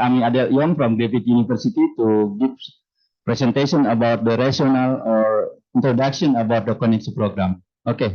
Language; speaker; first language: English; non-native, fluent; Indonesian